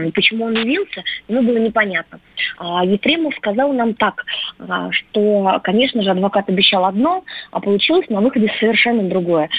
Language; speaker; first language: Russian; native; Russian